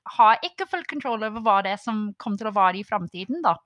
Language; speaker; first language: Norwegian; non-native, fluent; English